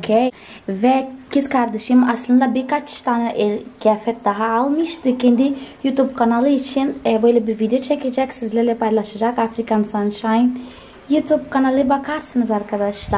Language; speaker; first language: Turkish; non-native, fluent; Portuguese